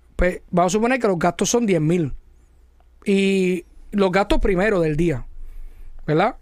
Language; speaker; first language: Spanish; native; Spanish